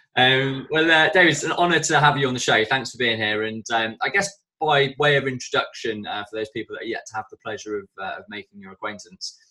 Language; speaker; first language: English; native; English